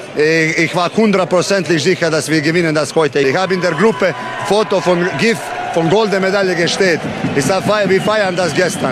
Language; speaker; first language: German; non-native, learner; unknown